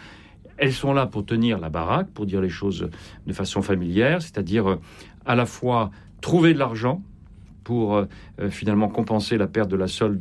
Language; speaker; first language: French; native; French